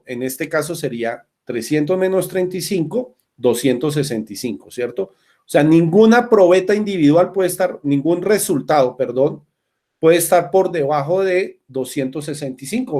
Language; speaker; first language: Spanish; native; Spanish